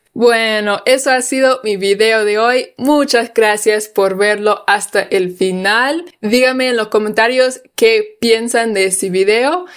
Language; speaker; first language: Spanish; non-native, fluent; English